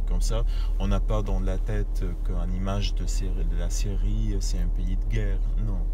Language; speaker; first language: French; non-native, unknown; Arabic